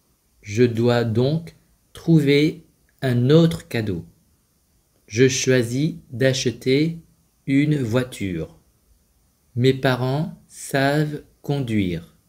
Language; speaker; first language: French; non-native, fluent; Vietnamese